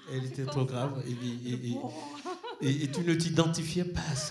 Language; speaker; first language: French; native; French